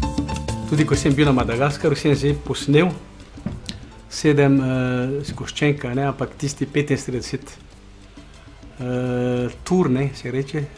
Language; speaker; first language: Slovenian; non-native, learner; Malagasy